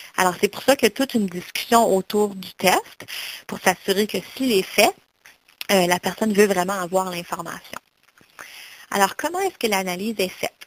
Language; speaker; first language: French; native; French